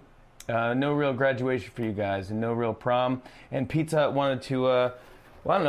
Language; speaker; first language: English; native; English